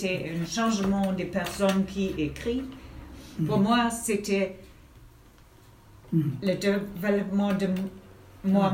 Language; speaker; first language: French; non-native, fluent; German